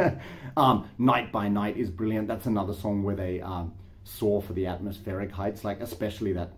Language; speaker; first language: English; native; English